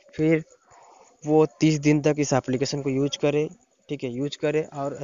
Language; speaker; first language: Hindi; non-native, local second language; Odia